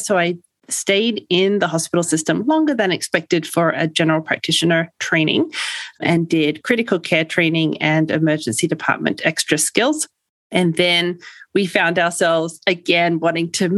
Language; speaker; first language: English; native; English